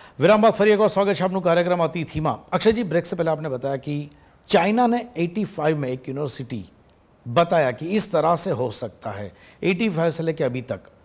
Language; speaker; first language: Hindi; non-native, local second language; Gujarati